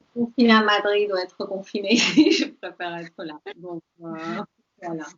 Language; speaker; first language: French; non-native, fluent; Spanish